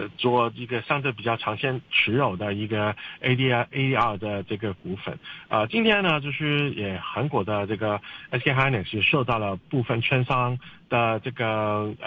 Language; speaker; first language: Chinese; non-native, local second language; Cantonese